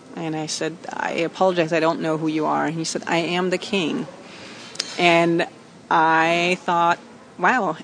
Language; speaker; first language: English; non-native, fluent; German